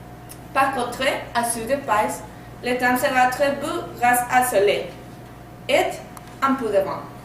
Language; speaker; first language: French; non-native, learner; Spanish